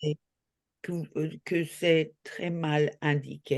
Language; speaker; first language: French; non-native, learner; English